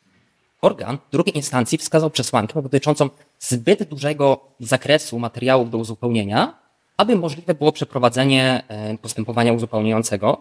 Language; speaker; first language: Polish; native; Polish